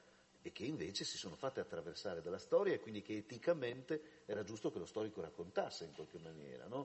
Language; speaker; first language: Italian; native; Italian